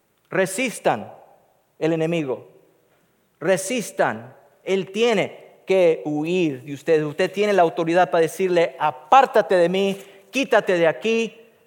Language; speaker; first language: Spanish; native; Spanish